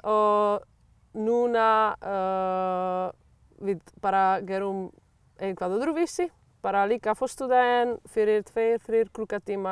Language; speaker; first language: Icelandic; non-native, learner; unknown